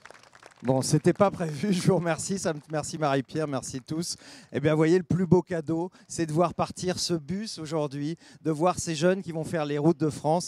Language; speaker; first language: French; native; French